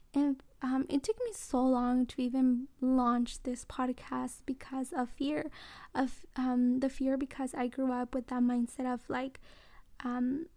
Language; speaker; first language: English; early bilingual, other home language; Mixtepec Mixtec